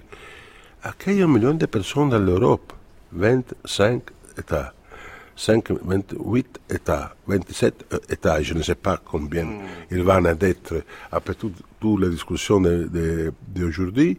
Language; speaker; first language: French; non-native, fluent; Italian